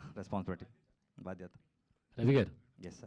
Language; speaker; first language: Telugu; non-native, learner; Kannada